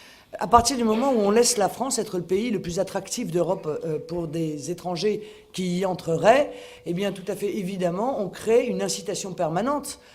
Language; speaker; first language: French; native; French